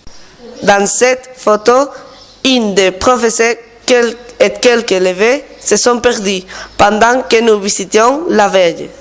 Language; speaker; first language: French; non-native, learner; Spanish